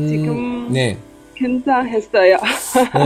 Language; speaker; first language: Korean; non-native, learner; Chinese